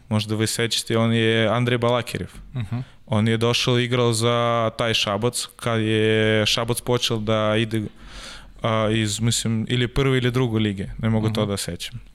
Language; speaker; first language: Serbian; non-native, learner; Russian